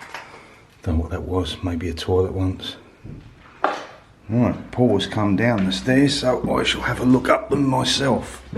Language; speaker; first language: English; native; English